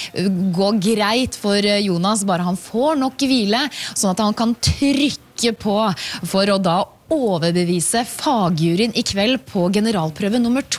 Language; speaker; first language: Norwegian; native; Norwegian